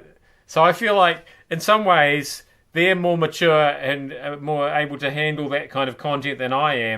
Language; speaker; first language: English; native; English